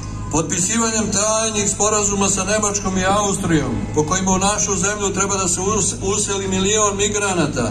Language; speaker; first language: Serbian; native; Serbian